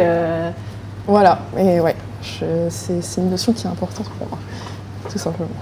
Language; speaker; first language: French; native; French